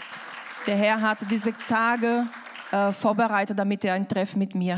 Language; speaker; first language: German; non-native, fluent; Portuguese